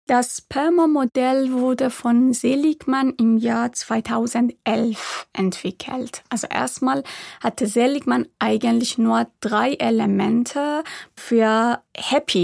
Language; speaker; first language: German; non-native, fluent; Persian